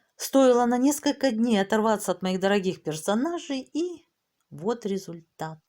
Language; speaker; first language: Russian; native; Russian